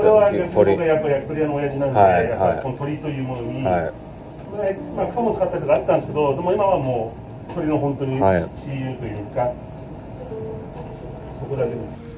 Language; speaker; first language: Japanese; native; Japanese